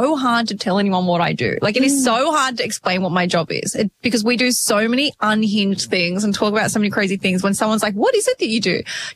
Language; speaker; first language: English; native; English